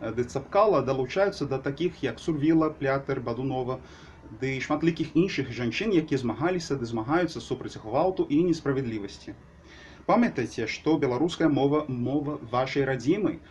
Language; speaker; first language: Belarusian; non-native, learner; Portuguese